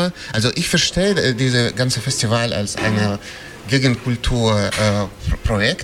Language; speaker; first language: German; non-native, fluent; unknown